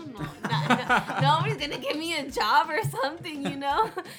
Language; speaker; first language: English; early bilingual, other home language; Spanish